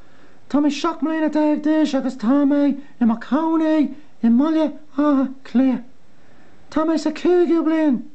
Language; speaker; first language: Irish; non-native, local second language; English